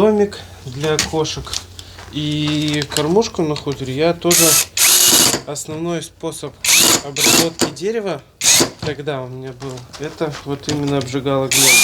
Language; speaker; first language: Russian; native; Russian